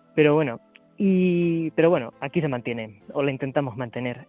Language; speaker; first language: Spanish; native; Spanish